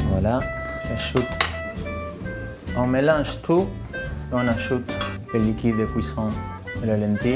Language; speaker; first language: French; non-native, fluent; Spanish